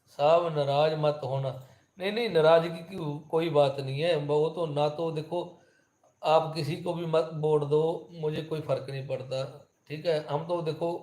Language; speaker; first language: Hindi; native; Hindi